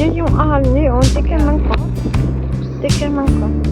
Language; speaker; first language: Danish; non-native, fluent; Filipino